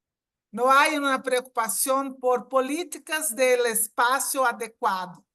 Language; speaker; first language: Portuguese; non-native, fluent; Spanish